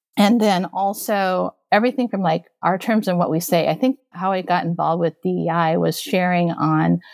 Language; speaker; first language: English; early bilingual, other home language; Japanese